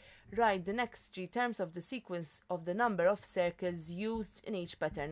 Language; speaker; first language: English; non-native, local second language; Maltese